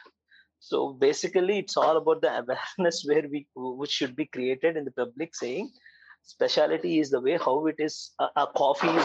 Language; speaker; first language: English; non-native, local second language; Telugu